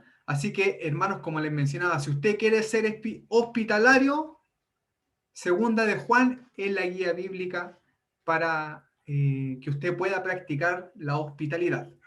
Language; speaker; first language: Spanish; native; Spanish